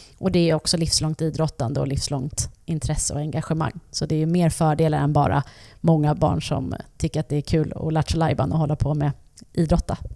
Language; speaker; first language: Swedish; native; Swedish